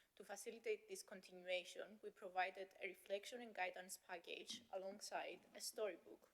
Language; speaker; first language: English; non-native, fluent; Greek